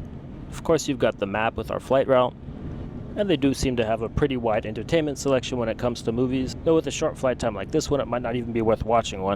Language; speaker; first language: English; native; English